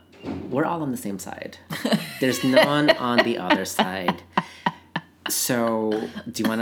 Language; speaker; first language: English; native; English